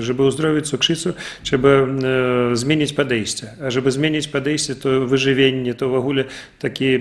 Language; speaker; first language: Polish; non-native, learner; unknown